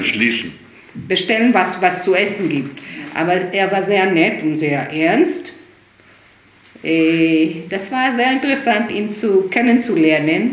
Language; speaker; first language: German; early bilingual, heritage; German